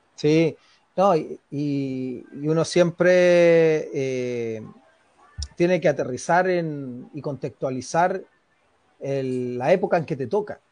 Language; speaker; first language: Spanish; native; Spanish